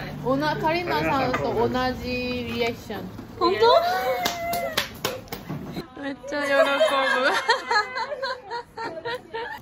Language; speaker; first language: Japanese; non-native, learner; Korean